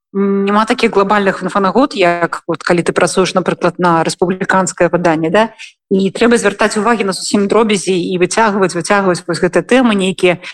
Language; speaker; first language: Belarusian; non-native, local second language; Russian